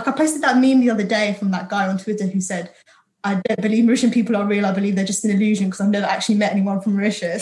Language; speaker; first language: English; native; English